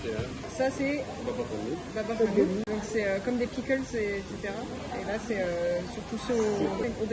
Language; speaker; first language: French; native; French